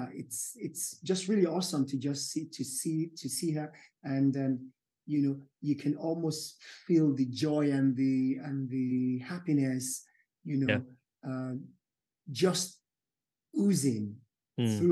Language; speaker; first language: English; non-native, local second language; Yoruba